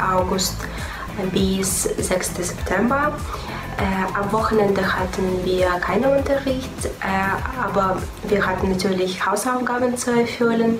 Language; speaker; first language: German; non-native, fluent; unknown